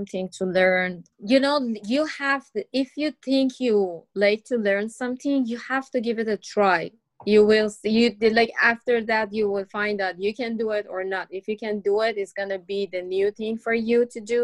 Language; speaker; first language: English; non-native, learner; Persian